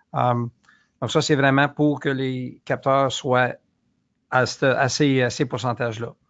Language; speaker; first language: French; native; French